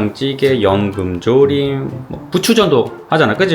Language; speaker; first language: Korean; native; Korean